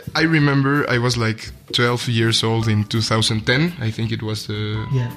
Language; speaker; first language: English; non-native, fluent; Spanish